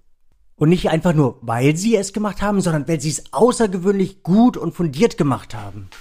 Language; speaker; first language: German; native; German